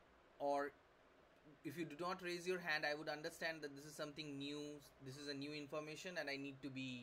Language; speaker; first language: English; non-native, local second language; Bangla